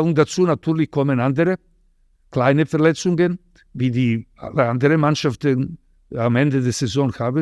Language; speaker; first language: German; non-native, fluent; Serbian